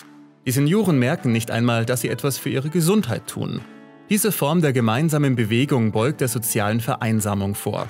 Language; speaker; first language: German; native; German